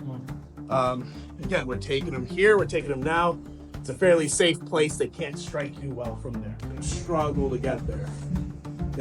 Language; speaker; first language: English; native; English